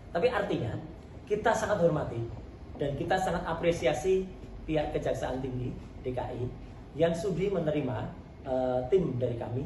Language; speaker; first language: Indonesian; non-native, local second language; Javanese